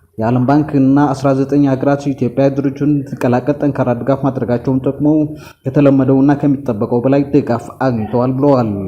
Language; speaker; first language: Amharic; native; Amharic